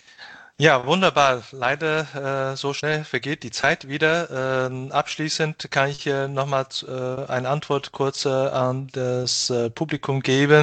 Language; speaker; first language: German; non-native, fluent; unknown